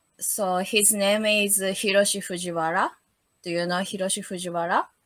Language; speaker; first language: English; non-native, learner; Japanese